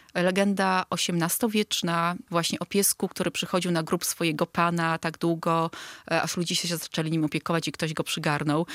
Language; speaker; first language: Polish; native; Polish